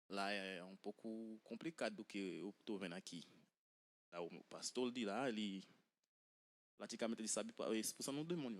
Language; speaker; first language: Portuguese; non-native, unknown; Haitian Creole